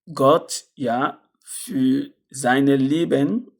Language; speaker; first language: German; non-native, learner; French